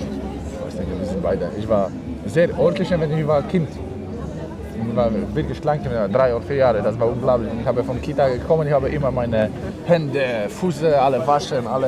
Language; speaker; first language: German; non-native, learner; Polish